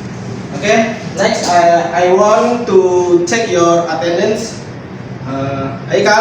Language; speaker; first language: English; non-native, learner; Indonesian